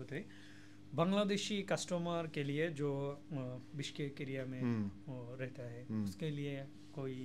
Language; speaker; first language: Hindi; non-native, learner; Bangla